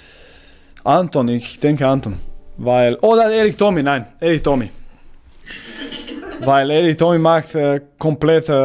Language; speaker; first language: German; non-native, learner; Croatian